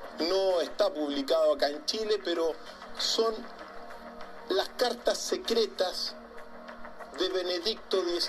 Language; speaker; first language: Spanish; native; Spanish